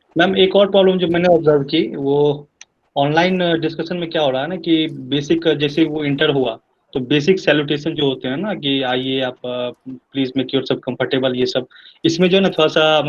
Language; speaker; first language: Hindi; native; Hindi